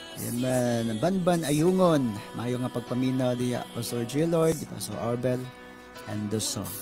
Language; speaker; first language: Cebuano; native; Cebuano